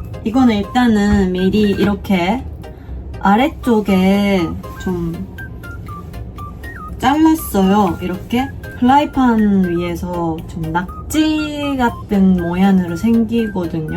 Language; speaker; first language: Korean; non-native, fluent; Japanese